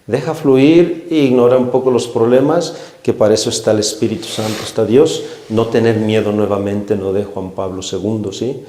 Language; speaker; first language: Spanish; native; Spanish